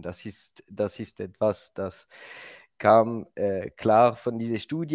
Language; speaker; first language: German; non-native, local second language; French